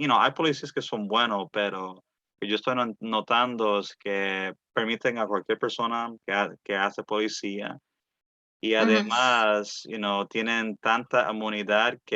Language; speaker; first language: Spanish; early bilingual, heritage; Spanish